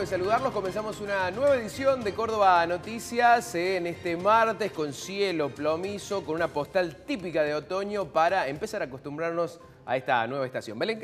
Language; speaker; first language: Spanish; native; Spanish